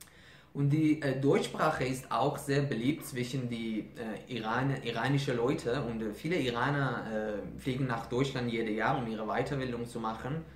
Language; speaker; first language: German; non-native, learner; Persian